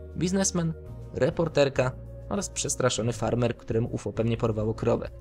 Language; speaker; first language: Polish; native; Polish